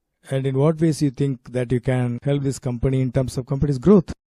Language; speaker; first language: English; non-native, local second language; Tamil